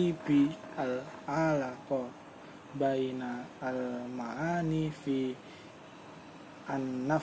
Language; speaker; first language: Arabic; non-native, learner; Indonesian